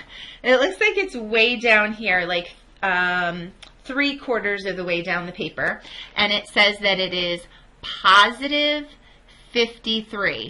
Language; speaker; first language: English; native; English